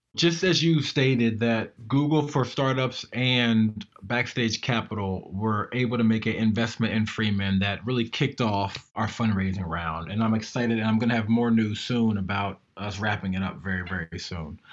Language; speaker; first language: English; native; English